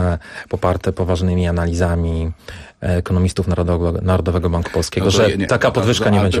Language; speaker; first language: Polish; native; Polish